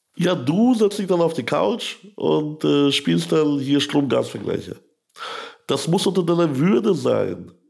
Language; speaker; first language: German; early bilingual, other home language; Russian